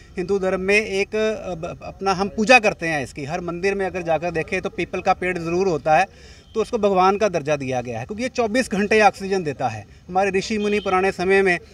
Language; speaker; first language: Hindi; native; Hindi